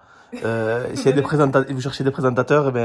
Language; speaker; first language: French; native; French